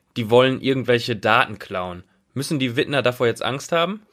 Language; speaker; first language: German; native; German